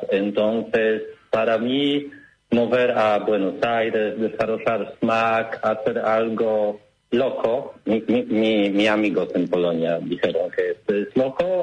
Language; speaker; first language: Spanish; non-native, learner; Polish